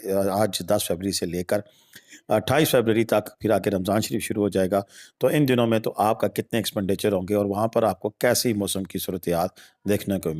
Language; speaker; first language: Hindi; non-native, local second language; Punjabi